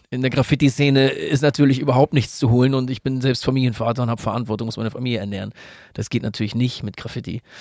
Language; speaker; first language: German; native; German